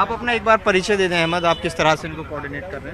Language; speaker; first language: Hindi; native; Hindi